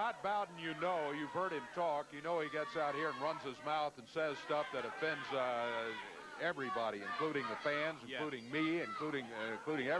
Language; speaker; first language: English; native; English